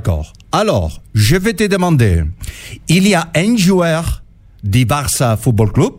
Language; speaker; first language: French; non-native, learner; Catalan